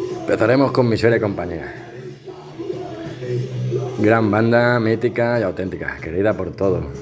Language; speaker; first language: Spanish; native; Spanish